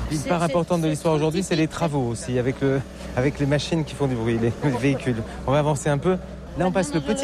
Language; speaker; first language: French; native; French